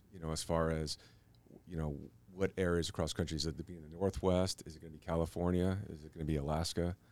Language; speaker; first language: English; native; English